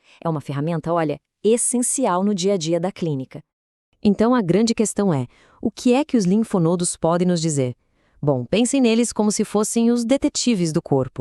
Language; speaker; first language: Portuguese; native; Portuguese